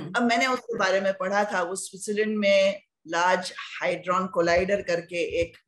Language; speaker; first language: Hindi; native; Hindi